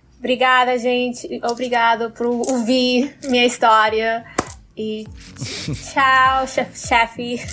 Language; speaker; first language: Portuguese; non-native, fluent; English